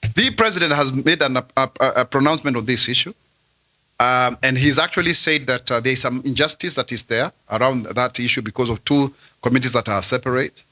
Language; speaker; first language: English; non-native, local second language; Kikuyu